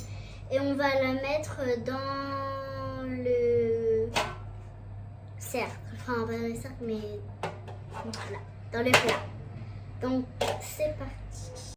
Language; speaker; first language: French; native; French